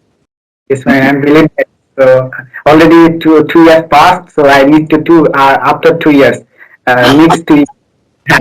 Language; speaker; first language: English; non-native, learner; Bangla